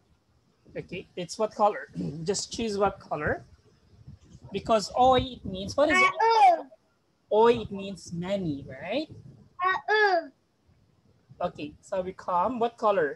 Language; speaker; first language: English; non-native, fluent; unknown